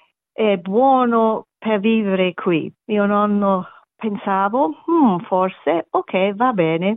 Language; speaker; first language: Italian; non-native, learner; German